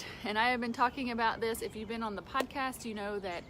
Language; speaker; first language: English; native; English